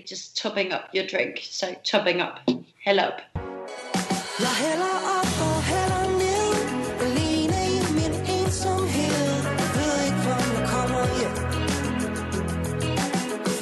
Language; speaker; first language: English; non-native, fluent; Danish